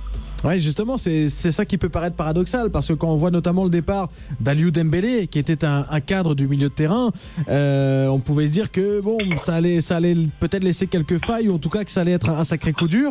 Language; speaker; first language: French; native; French